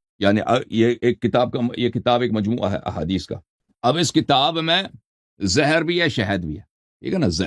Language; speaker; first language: Urdu; non-native, fluent; Persian